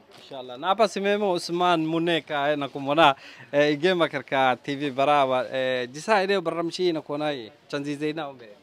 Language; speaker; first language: Swahili; native; Swahili